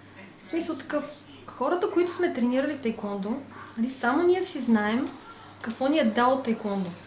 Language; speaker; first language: Bulgarian; native; Bulgarian